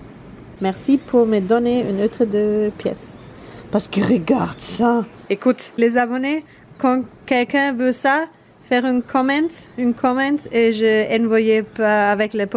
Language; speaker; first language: French; non-native, learner; Japanese